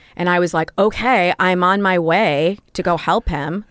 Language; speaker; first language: English; native; English